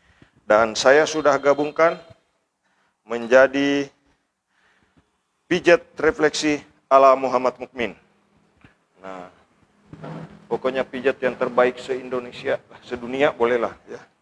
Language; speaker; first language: Indonesian; native; Indonesian